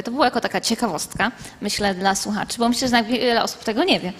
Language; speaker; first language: Polish; native; Polish